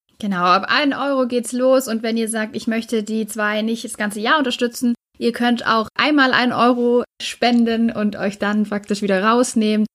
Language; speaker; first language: German; native; German